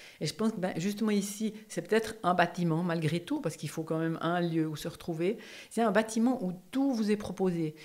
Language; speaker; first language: French; native; French